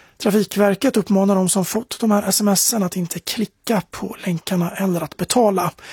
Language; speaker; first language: Swedish; native; Swedish